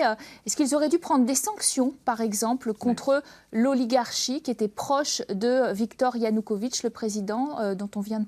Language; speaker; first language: French; native; French